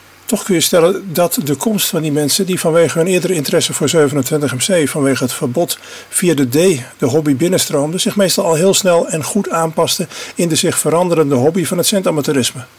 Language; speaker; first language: Dutch; native; Dutch